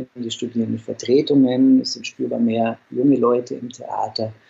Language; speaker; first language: German; native; German